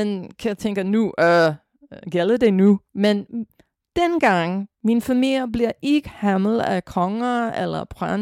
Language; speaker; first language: Danish; non-native, fluent; English